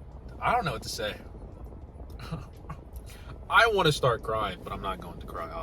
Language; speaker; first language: English; native; English